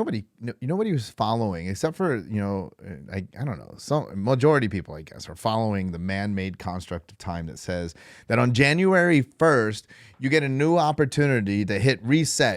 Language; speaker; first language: English; native; English